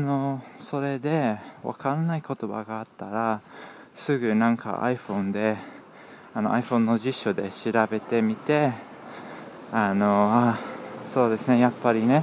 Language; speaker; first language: Japanese; non-native, learner; English